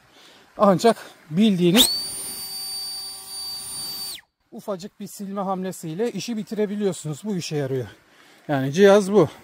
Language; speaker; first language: Turkish; native; Turkish